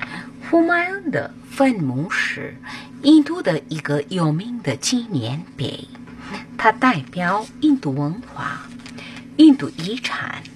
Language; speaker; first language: Chinese; non-native, fluent; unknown